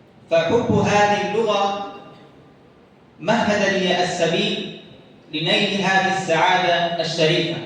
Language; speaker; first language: Arabic; non-native, fluent; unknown